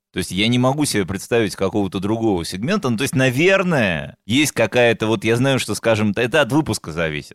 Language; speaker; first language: Russian; native; Russian